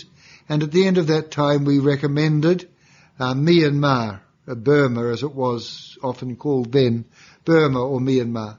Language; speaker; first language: English; native; English